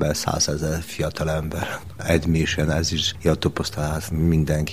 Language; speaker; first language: Hungarian; non-native, learner; Polish